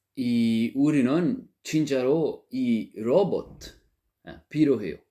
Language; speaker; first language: Korean; non-native, learner; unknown